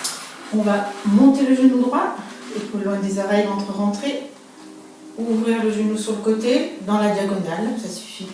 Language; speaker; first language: French; native; French